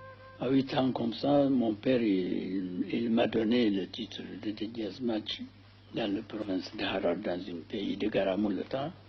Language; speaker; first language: French; non-native, fluent; Amharic